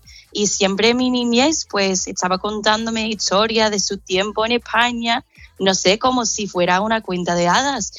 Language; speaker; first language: Spanish; non-native, fluent; English